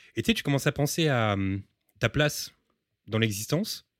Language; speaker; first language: French; early bilingual, other home language; Spanish